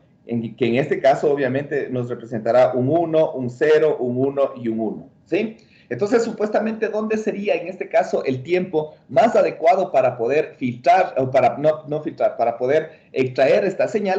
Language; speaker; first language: Spanish; native; Spanish